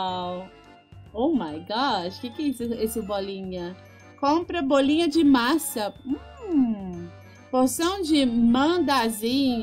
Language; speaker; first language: Portuguese; non-native, fluent; Spanish